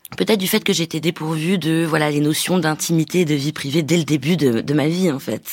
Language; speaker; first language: French; native; French